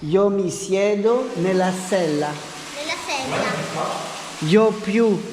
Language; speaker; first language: Italian; non-native, learner; French